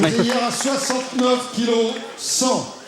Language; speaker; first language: French; native; French